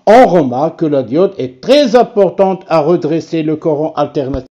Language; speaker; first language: French; non-native, local second language; Arabic